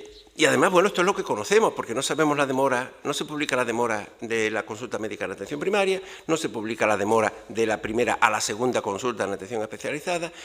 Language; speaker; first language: Spanish; native; Spanish